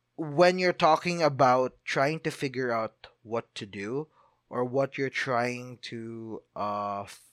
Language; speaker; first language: English; non-native, local second language; Filipino